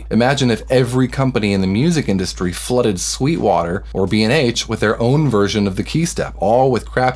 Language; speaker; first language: English; native; English